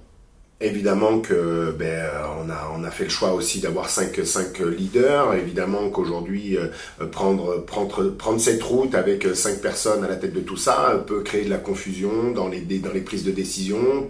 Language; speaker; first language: French; native; French